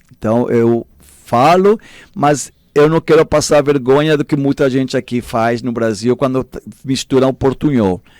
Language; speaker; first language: Portuguese; non-native, fluent; Spanish